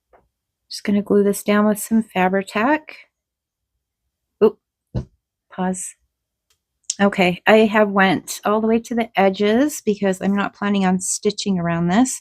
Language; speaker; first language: English; native; English